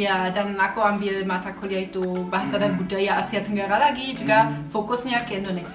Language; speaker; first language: Indonesian; non-native, fluent; German